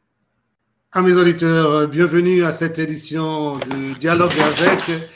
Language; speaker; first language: French; non-native, local second language; Lingala